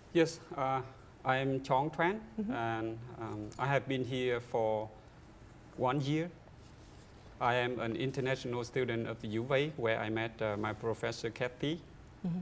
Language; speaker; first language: English; non-native, learner; Vietnamese